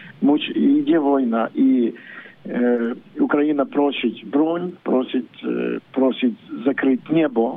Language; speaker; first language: Polish; non-native, learner; Ukrainian